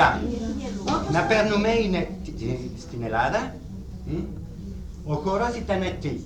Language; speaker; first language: Greek; non-native, learner; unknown